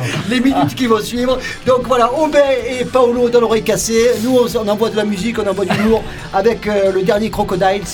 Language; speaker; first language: French; native; French